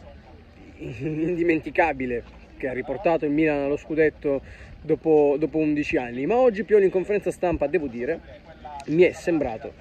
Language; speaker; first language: Italian; native; Italian